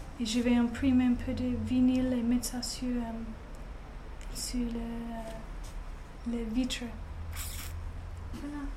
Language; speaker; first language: French; non-native, fluent; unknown